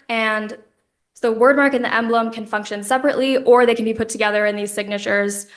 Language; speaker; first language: English; native; English